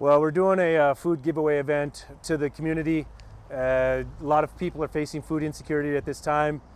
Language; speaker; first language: English; native; English